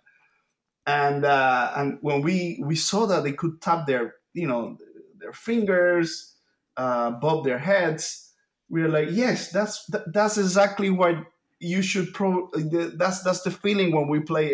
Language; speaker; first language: English; non-native, fluent; Spanish